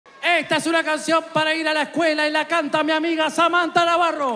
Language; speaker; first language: Spanish; native; Spanish